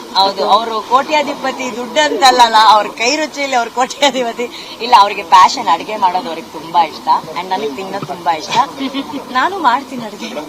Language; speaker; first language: Kannada; non-native, local second language; Tulu